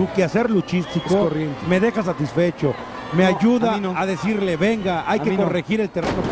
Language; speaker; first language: Spanish; native; Spanish